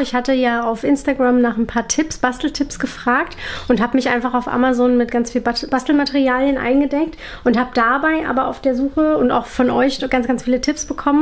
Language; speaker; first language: German; native; German